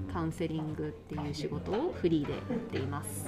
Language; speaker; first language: Japanese; early bilingual, heritage; Japanese